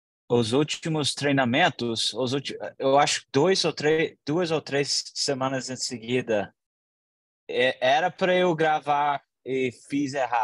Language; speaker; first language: Portuguese; non-native, learner; English